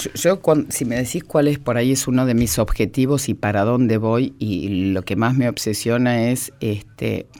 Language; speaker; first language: Spanish; native; Spanish